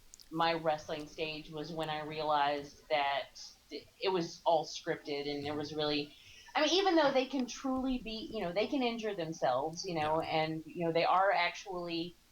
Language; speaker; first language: English; native; English